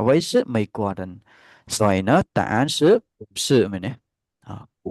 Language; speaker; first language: Chinese; non-native, fluent; Khmer